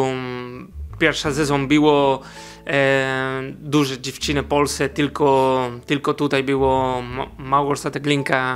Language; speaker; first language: Polish; non-native, learner; Spanish